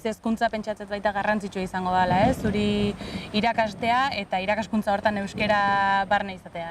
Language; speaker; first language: Basque; native; Basque